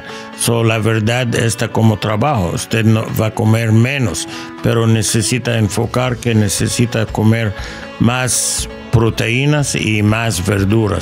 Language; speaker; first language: Spanish; non-native, learner; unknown